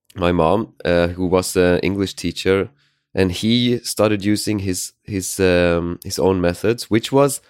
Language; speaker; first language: English; non-native, fluent; Swedish